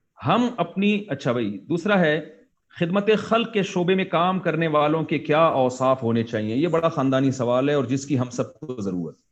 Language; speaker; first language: Urdu; native; Urdu